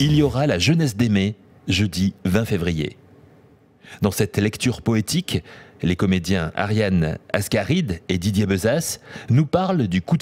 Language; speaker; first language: French; native; French